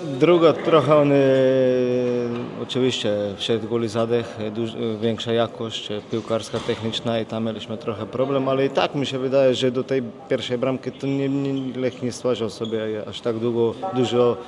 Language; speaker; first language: Polish; non-native, fluent; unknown